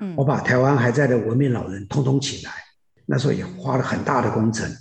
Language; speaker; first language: Chinese; native; Chinese